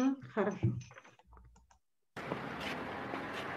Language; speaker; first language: Russian; native; Russian